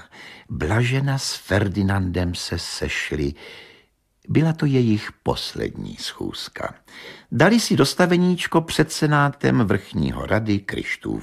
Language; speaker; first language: Czech; native; Czech